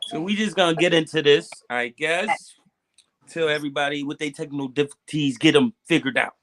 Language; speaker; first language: English; native; English